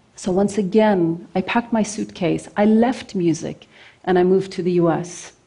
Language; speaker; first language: English; non-native, fluent; Norwegian